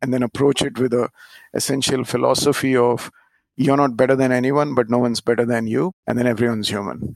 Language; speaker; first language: English; non-native, local second language; Marathi